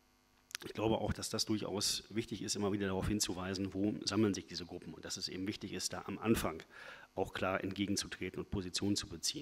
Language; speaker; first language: German; native; German